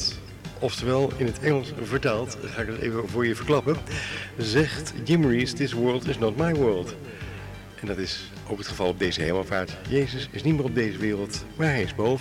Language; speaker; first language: Dutch; native; Dutch